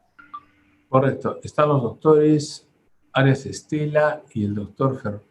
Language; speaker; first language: Spanish; native; Spanish